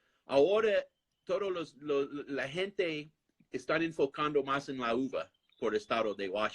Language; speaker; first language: Spanish; non-native, fluent; English